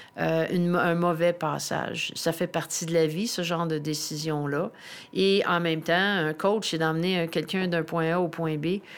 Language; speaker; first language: French; native; French